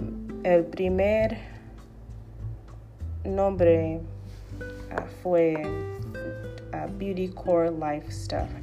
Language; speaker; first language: Spanish; non-native, learner; English